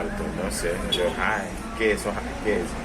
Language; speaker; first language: Spanish; non-native, learner; English